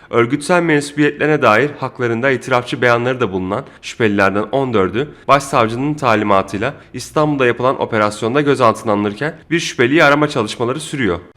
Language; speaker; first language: Turkish; native; Turkish